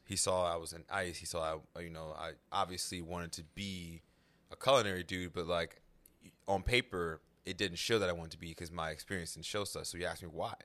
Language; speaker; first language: English; native; English